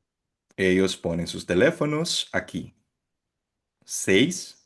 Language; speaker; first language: Spanish; non-native, fluent; Filipino